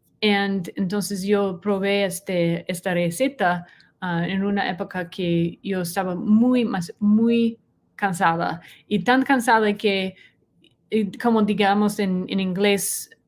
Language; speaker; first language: Spanish; non-native, learner; English